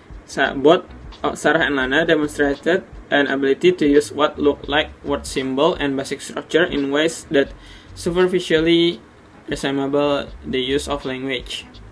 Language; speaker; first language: English; non-native, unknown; Indonesian